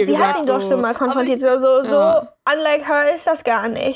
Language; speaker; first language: German; native; German